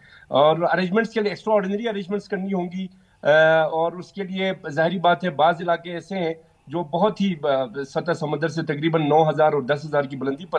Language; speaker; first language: Hindi; non-native, local second language; Balti